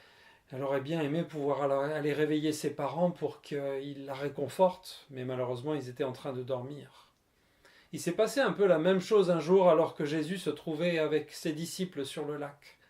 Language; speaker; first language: French; native; French